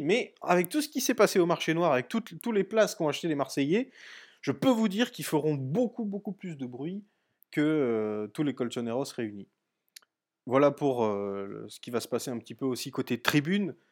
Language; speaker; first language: French; native; French